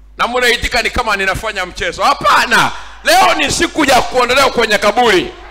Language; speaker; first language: Swahili; non-native, local second language; Gusii